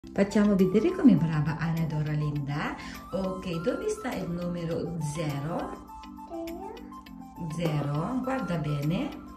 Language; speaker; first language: Italian; non-native, learner; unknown